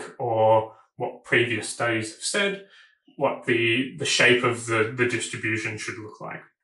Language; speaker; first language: English; native; English